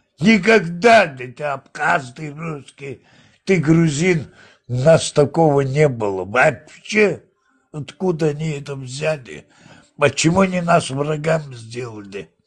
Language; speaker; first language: Russian; non-native, local second language; Abkhazian